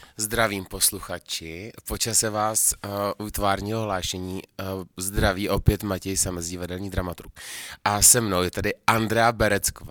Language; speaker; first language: Czech; native; Czech